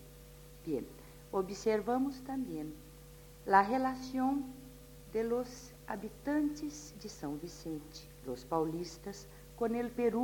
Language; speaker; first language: Spanish; non-native, fluent; Portuguese